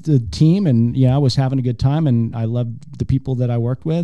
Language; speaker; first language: English; native; English